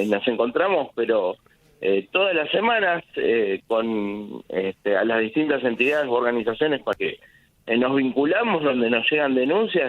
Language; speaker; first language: Spanish; native; Spanish